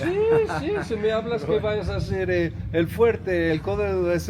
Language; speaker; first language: Spanish; non-native, learner; Portuguese